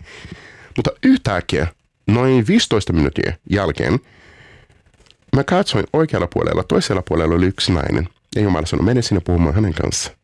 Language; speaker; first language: Finnish; non-native, learner; Portuguese